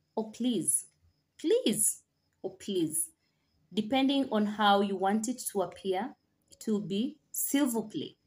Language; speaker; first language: French; non-native, learner; Swahili